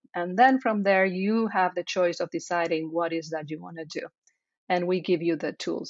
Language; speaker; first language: English; non-native, fluent; Spanish